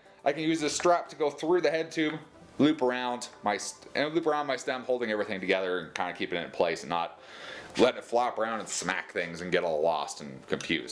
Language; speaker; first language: English; native; English